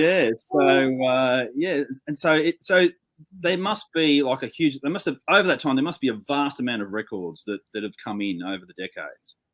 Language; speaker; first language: English; native; English